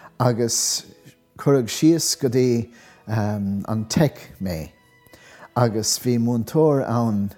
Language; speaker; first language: Irish; non-native, local second language; English